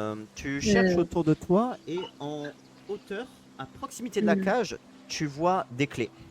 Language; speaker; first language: French; native; French